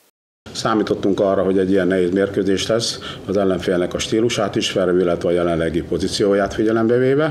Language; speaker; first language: Hungarian; native; Hungarian